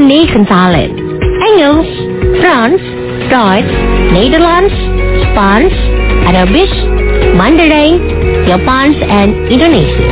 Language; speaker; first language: Dutch; non-native, learner; Indonesian